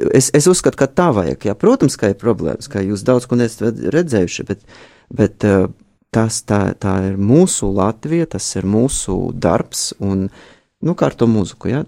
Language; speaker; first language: Latvian; non-native, fluent; Russian